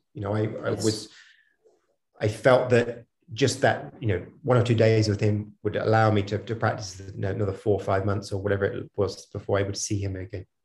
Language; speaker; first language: English; native; English